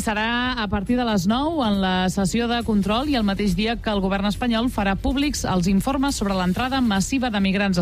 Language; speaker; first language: Catalan; native; Catalan